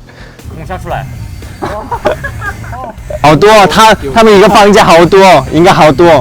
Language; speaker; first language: Chinese; non-native, learner; Korean